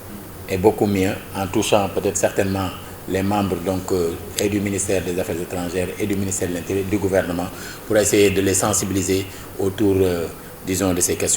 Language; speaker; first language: French; non-native, local second language; Wolof